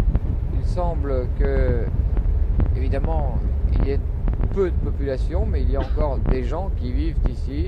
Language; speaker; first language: French; native; French